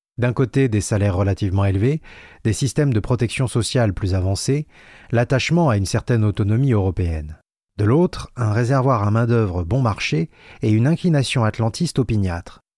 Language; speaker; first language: French; native; French